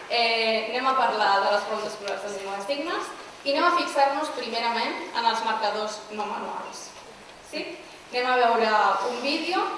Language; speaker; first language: Catalan; native; Catalan